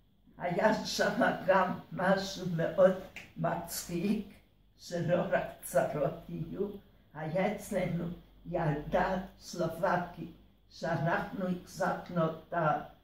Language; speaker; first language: Hebrew; early bilingual, other home language; Hungarian